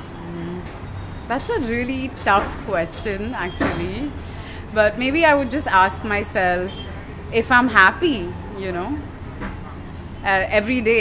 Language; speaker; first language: English; non-native, local second language; Hindi